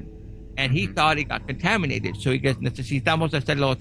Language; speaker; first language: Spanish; early bilingual, heritage; Spanish